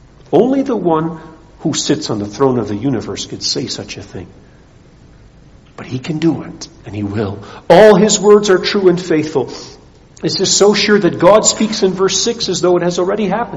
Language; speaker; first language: English; early bilingual, other home language; Dutch